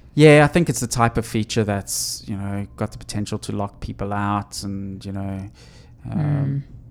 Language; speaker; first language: English; native; English